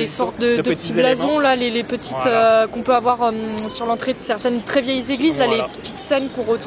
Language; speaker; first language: French; native; French